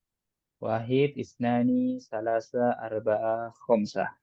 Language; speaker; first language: Arabic; non-native, fluent; Indonesian